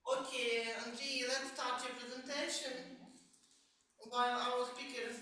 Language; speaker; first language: English; non-native, learner; Ukrainian